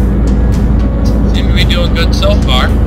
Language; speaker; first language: English; native; English